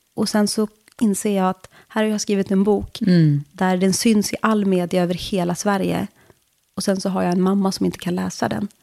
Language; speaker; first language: Swedish; early bilingual, other home language; Kurdish